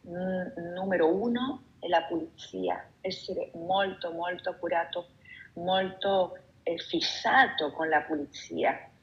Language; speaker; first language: Italian; non-native, fluent; Spanish